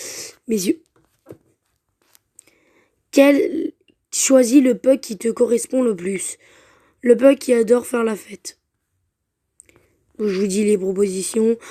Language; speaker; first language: French; native; French